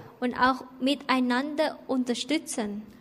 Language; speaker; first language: German; non-native, learner; Thai